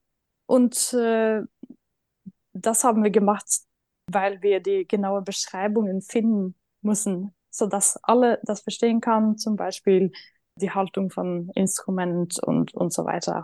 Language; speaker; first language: German; non-native, fluent; Norwegian